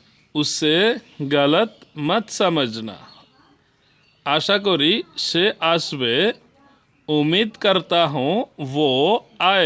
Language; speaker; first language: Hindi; non-native, learner; Bangla